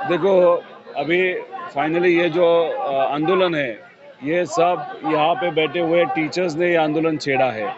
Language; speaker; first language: Hindi; non-native, local second language; Marathi